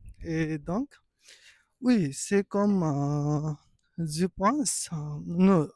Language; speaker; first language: French; non-native, learner; Nepali